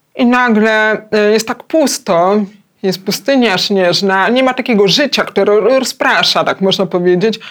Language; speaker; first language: Polish; early bilingual, heritage; Polish